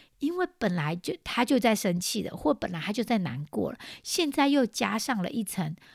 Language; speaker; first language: Chinese; native; Chinese